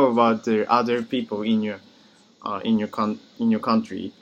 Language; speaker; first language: English; non-native, learner; Japanese